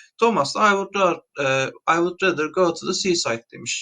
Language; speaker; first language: English; non-native, fluent; Turkish